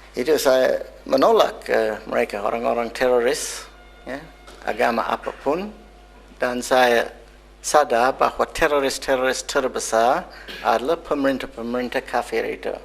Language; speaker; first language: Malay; non-native, fluent; English